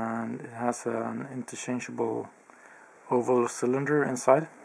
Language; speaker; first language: English; native; English